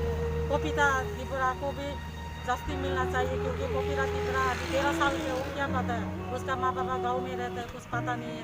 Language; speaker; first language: Hindi; non-native, local second language; Kok Borok